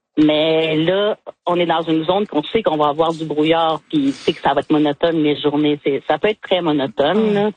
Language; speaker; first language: French; native; French